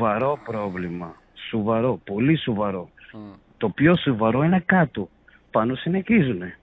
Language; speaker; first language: Greek; non-native, fluent; Portuguese